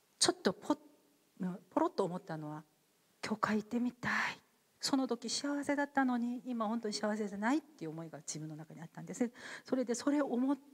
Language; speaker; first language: Japanese; non-native, fluent; Korean